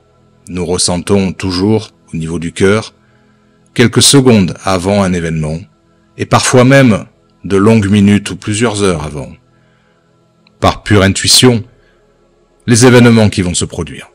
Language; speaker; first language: French; native; French